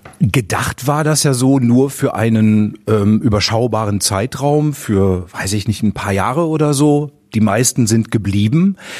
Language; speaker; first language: German; native; German